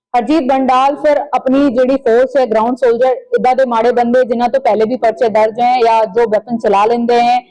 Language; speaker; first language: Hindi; non-native, local second language; Punjabi